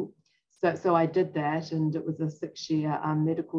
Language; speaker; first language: English; native; English